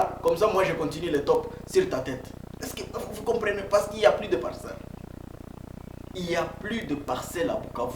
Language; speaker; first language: French; non-native, local second language; Swahili